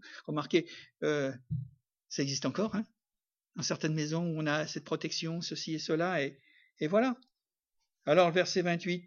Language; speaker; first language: French; native; French